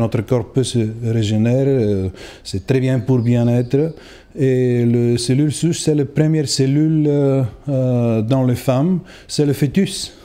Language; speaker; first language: French; non-native, fluent; Bulgarian